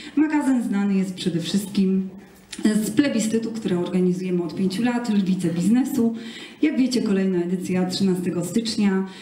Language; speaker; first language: Polish; native; Polish